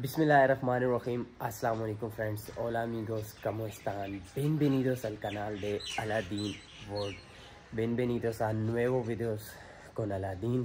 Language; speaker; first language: Spanish; non-native, learner; Urdu